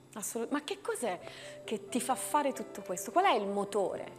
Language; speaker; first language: Italian; native; Italian